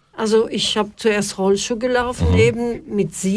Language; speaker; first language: German; non-native, fluent; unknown